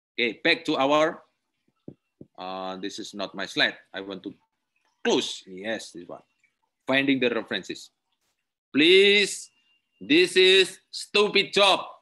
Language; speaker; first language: English; non-native, learner; Indonesian